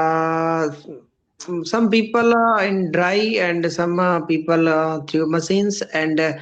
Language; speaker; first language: English; non-native, learner; Rajasthani